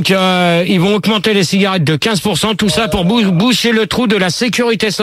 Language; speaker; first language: French; native; French